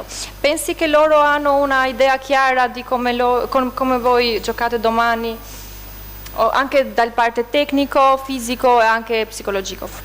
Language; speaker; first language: Italian; non-native, fluent; Albanian